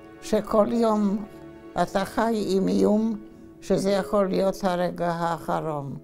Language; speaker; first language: Hebrew; non-native, fluent; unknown